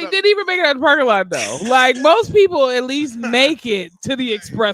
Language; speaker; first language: English; native; English